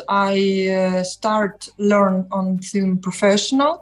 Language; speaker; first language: English; non-native, learner; Russian